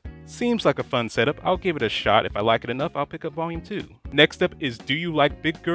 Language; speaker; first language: English; native; English